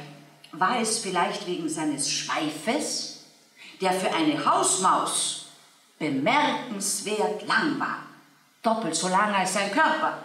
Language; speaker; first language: German; native; German